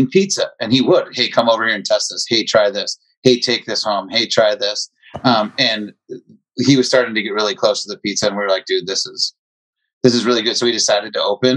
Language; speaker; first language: English; native; English